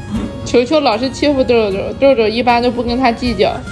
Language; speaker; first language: Chinese; native; Chinese